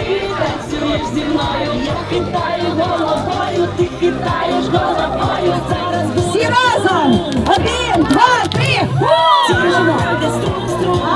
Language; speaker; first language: Ukrainian; native; Ukrainian